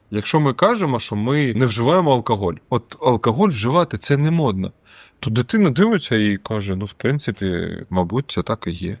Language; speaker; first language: Ukrainian; non-native, local second language; Russian